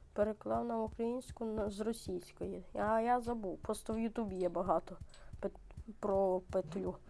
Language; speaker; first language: Ukrainian; non-native, local second language; Russian